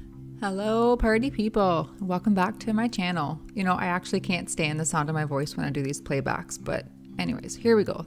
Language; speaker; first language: English; native; English